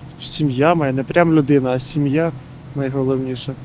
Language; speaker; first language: Ukrainian; non-native, local second language; Russian